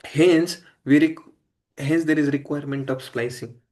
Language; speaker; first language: Hindi; non-native, local second language; Marathi